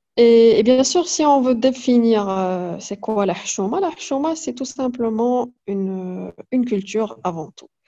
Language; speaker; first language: French; non-native, local second language; Arabic